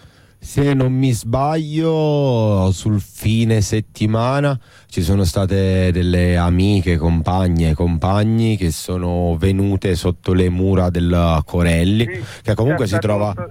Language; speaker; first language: Italian; native; Italian